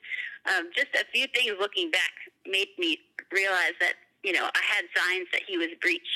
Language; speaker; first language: English; native; English